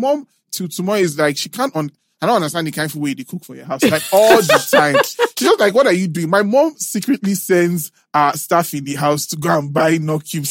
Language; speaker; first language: English; non-native, local second language; Yoruba